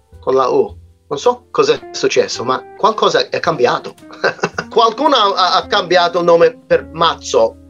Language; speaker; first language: Italian; non-native, fluent; English